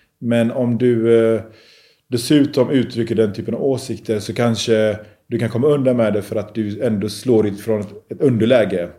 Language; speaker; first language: Swedish; early bilingual, other home language; Persian